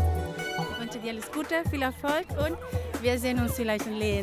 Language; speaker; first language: German; non-native, learner; Spanish